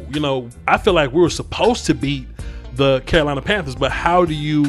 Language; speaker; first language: English; native; English